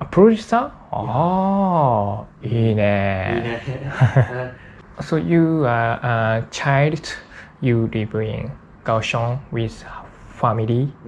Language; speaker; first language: English; non-native, learner; Japanese